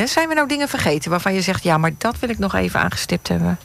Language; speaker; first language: Dutch; native; Dutch